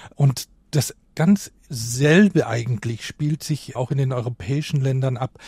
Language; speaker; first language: German; native; German